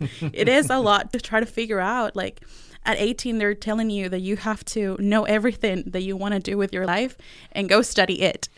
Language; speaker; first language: English; early bilingual, other home language; Spanish